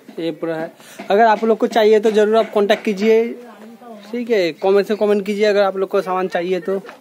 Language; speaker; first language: Hindi; non-native, local second language; Bangla